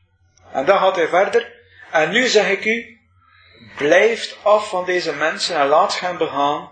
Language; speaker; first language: Dutch; native; Dutch